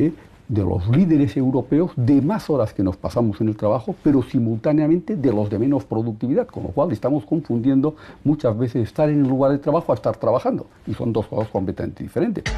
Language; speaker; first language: Spanish; native; Spanish